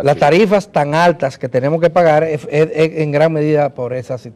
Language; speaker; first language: Spanish; native; Spanish